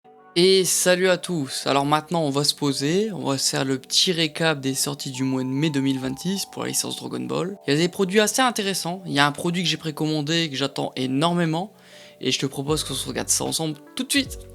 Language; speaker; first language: French; native; French